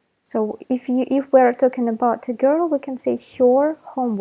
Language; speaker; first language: English; non-native, fluent; Russian